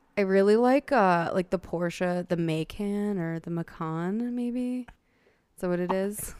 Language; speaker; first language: English; native; English